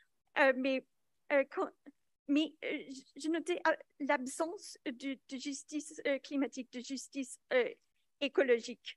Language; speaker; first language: French; non-native, local second language; English